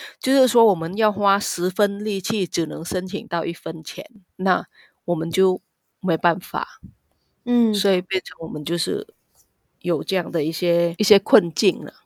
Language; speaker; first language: Chinese; non-native, fluent; Vietnamese